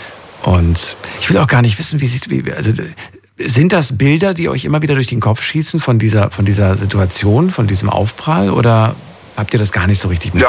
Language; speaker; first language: German; native; German